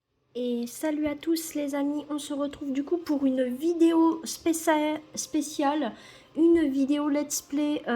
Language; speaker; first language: French; native; French